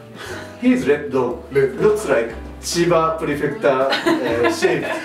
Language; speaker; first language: English; non-native, learner; Japanese